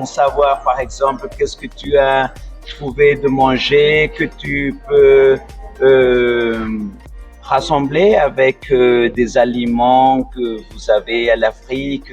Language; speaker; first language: French; non-native, fluent; Spanish